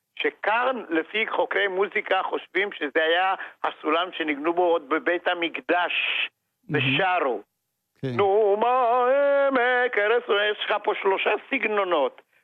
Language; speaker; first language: Hebrew; non-native, fluent; Romanian